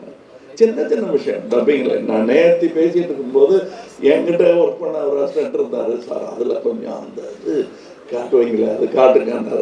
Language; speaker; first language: Tamil; native; Tamil